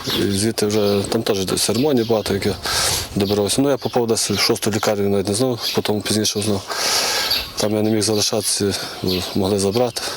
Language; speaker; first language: Ukrainian; native; Ukrainian